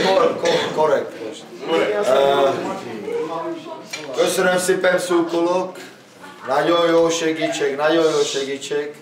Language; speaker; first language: Hungarian; non-native, learner; Czech